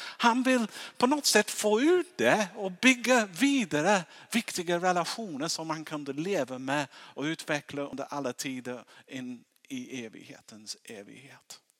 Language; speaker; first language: Swedish; non-native, fluent; English